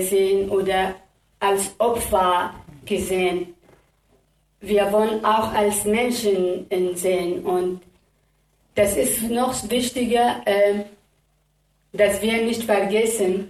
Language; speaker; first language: German; non-native, learner; Kurdish